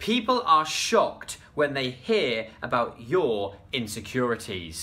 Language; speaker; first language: English; native; English